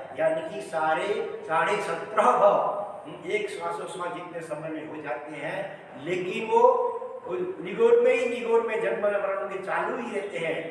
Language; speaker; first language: Hindi; non-native, local second language; Gujarati